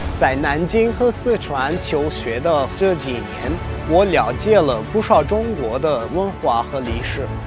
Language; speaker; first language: Chinese; non-native, fluent; Uzbek